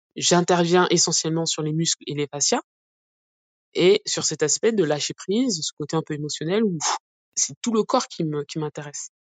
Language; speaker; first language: French; native; French